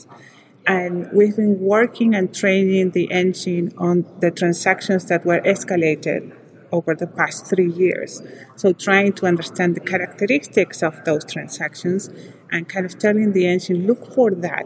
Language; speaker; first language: English; non-native, fluent; Spanish